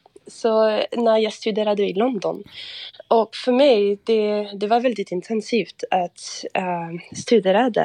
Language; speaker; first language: Swedish; non-native, fluent; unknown